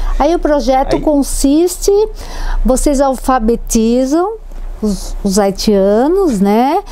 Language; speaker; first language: Portuguese; native; Portuguese